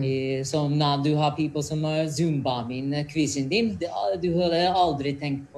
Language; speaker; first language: Norwegian; non-native, fluent; English